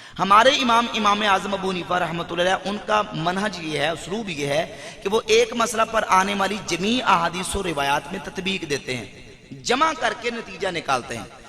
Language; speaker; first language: Urdu; non-native, local second language; Punjabi